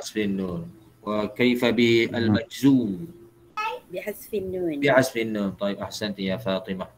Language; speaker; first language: Arabic; non-native, fluent; Malay